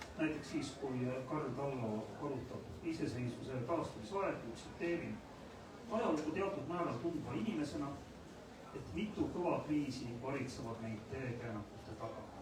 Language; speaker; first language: Estonian; native; Estonian